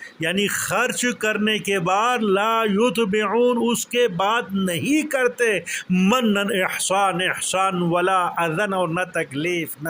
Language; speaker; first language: Urdu; non-native, local second language; Pashto